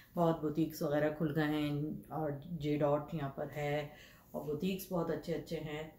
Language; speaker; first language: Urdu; native; Urdu